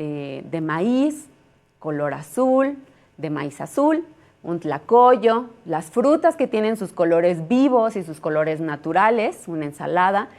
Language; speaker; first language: Spanish; native; Spanish